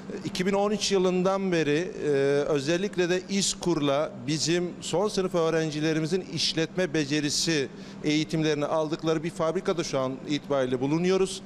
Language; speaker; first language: Turkish; native; Turkish